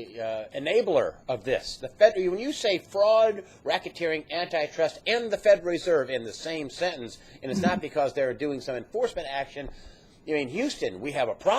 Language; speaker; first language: English; native; English